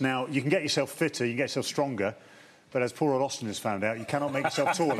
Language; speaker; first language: English; native; English